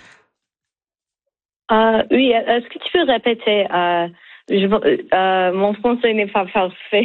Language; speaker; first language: French; non-native, local second language; English